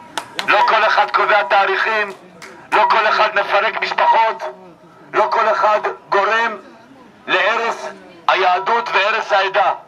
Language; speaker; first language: Hebrew; non-native, fluent; Amharic